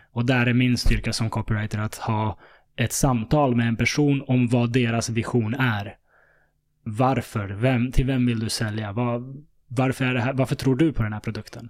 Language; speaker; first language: Swedish; early bilingual, other home language; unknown